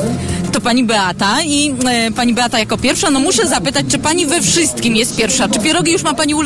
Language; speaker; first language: Polish; native; Polish